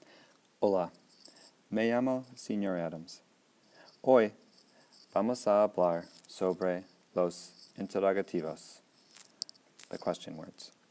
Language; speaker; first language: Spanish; non-native, fluent; English